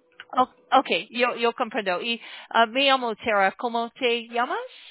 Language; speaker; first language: Spanish; non-native, learner; English